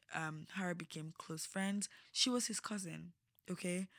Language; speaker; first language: English; non-native, local second language; Yoruba